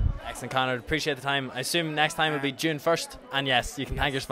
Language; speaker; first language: English; native; English